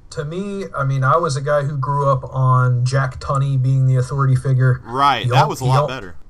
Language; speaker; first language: English; native; English